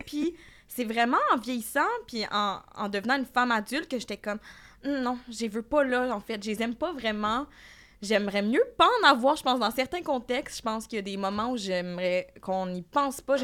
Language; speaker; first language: French; native; French